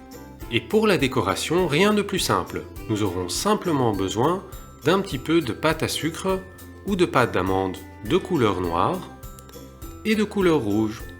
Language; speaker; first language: French; native; French